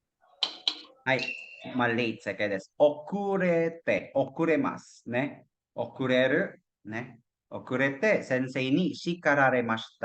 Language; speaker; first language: Japanese; non-native, fluent; Cebuano